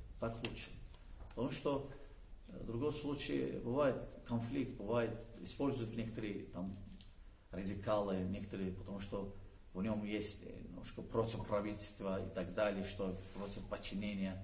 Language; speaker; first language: Russian; non-native, learner; Azerbaijani